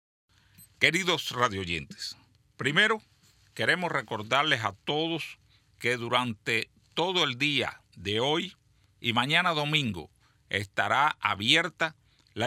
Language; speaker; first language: Spanish; native; Spanish